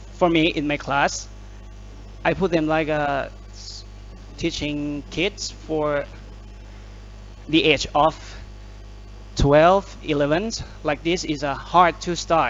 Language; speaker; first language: English; non-native, learner; Thai